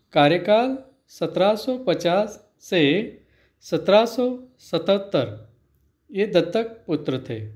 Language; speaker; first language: Hindi; non-native, local second language; Marathi